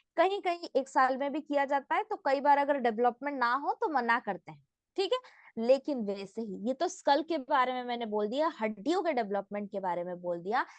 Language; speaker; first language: Hindi; non-native, local second language; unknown